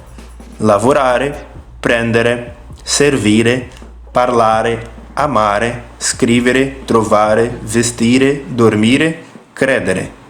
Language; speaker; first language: Italian; non-native, fluent; Portuguese